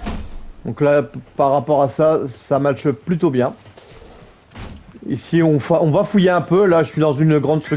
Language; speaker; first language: French; native; French